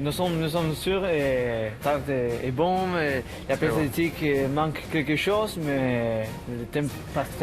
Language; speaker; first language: French; non-native, learner; Spanish